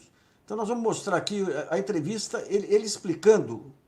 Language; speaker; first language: Portuguese; native; Portuguese